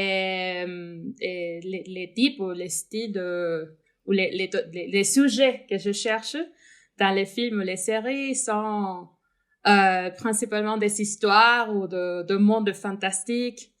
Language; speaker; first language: French; non-native, fluent; Spanish